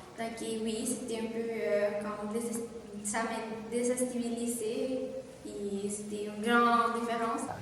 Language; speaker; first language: French; non-native, fluent; Spanish